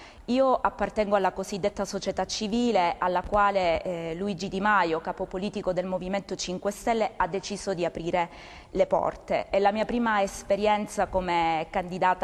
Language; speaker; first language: Italian; native; Italian